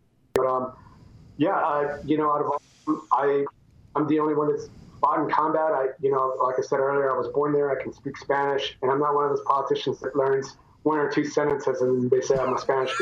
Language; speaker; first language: English; native; English